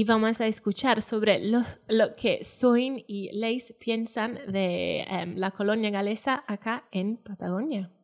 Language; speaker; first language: Spanish; non-native, fluent; Welsh